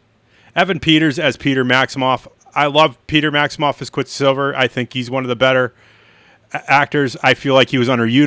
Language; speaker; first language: English; native; English